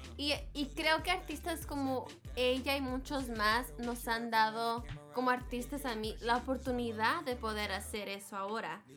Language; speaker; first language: Spanish; early bilingual, heritage; Spanish